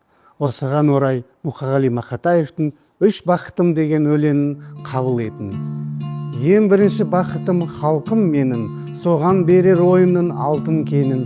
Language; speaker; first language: Kazakh; native; Kazakh